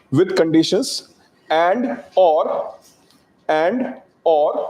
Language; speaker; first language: English; non-native, local second language; Hindi